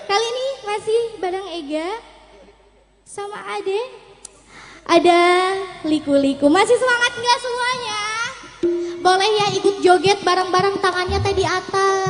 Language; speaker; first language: Indonesian; non-native, local second language; Sundanese